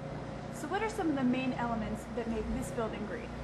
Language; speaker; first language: English; native; English